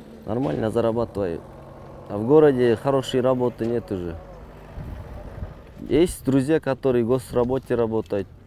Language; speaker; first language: Russian; non-native, local second language; Kyrgyz